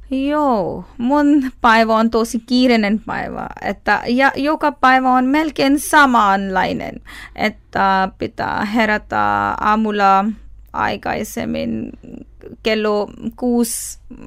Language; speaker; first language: Finnish; non-native, learner; Urdu